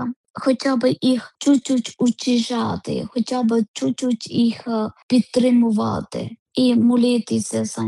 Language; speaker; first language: Ukrainian; non-native, learner; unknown